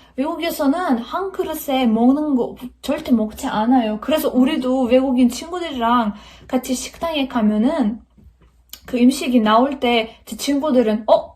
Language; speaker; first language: Korean; non-native, fluent; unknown